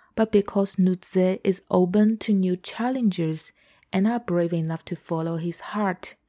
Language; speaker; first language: English; non-native, fluent; Chinese